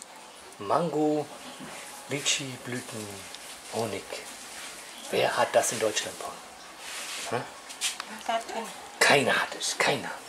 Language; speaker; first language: German; native; German